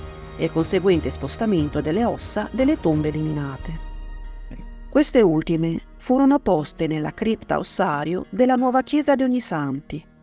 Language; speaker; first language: Italian; native; Italian